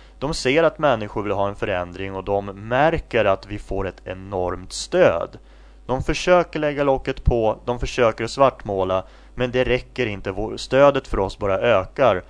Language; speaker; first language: Swedish; native; Swedish